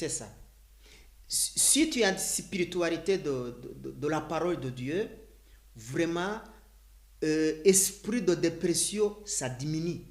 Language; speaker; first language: French; non-native, learner; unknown